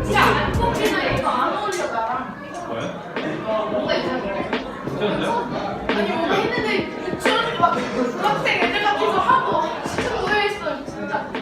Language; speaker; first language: Korean; early bilingual, heritage; Korean